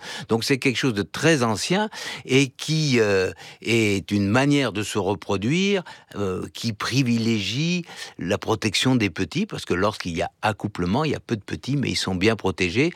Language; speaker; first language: French; native; French